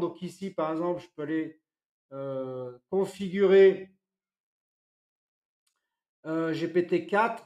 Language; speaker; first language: French; native; French